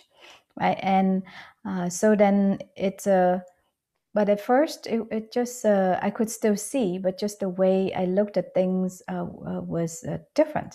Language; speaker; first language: English; non-native, fluent; Vietnamese